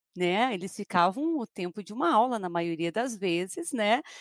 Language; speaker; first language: Portuguese; native; Portuguese